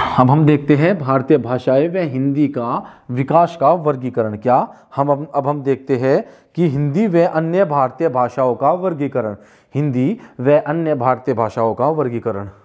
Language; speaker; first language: Hindi; native; Hindi